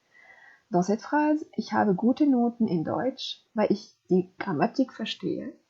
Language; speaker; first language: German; non-native, fluent; French